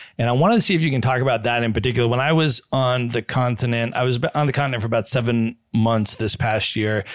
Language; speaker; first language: English; native; English